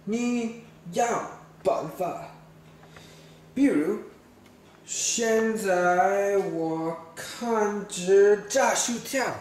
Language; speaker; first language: Chinese; non-native, learner; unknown